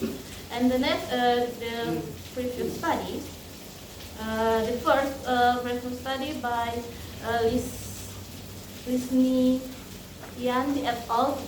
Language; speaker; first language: English; non-native, learner; Indonesian